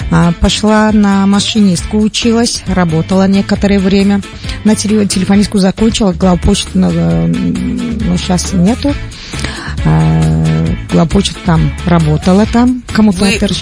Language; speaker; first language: Russian; non-native, local second language; Tajik